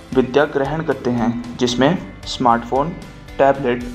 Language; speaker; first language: Hindi; native; Hindi